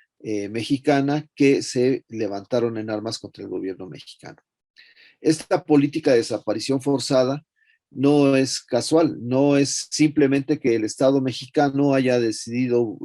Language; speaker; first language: Spanish; native; Spanish